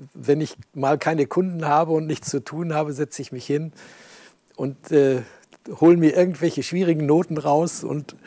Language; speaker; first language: German; native; German